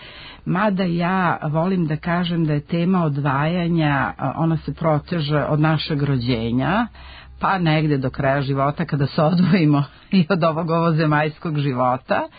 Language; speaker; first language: Serbian; native; Serbian